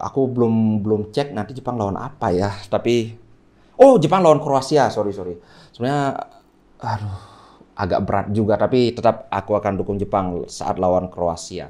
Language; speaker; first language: Indonesian; native; Indonesian